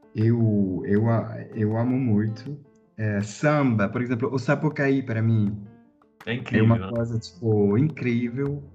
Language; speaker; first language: Portuguese; non-native, fluent; French